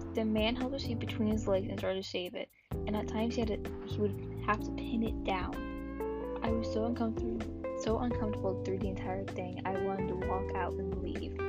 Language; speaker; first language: English; native; English